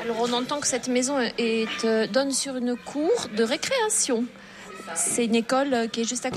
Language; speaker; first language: French; native; French